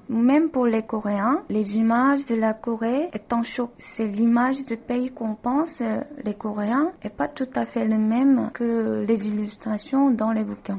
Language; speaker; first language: French; non-native, fluent; Korean